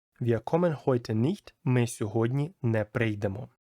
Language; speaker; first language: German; non-native, fluent; Ukrainian